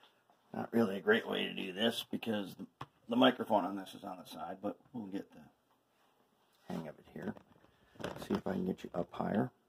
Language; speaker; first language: English; native; English